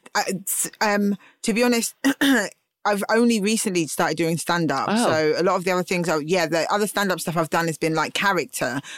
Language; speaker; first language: English; native; English